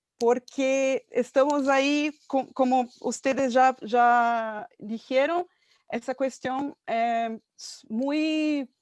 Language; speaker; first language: Spanish; non-native, fluent; Portuguese